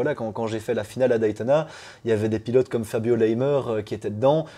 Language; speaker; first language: French; native; French